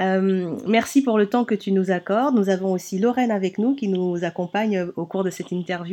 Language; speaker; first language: French; native; French